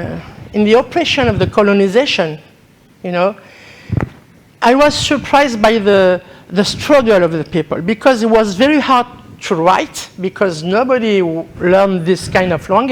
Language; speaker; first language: English; non-native, learner; French